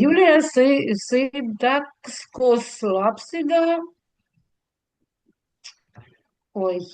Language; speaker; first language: Estonian; non-native, learner; Russian